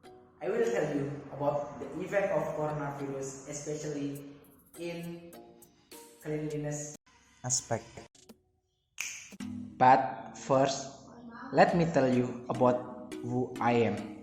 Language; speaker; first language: English; non-native, learner; Indonesian